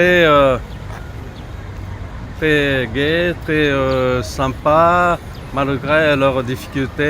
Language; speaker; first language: French; non-native, fluent; Japanese